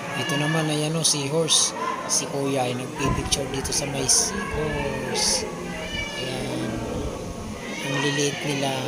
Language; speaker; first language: Filipino; non-native, local second language; Cebuano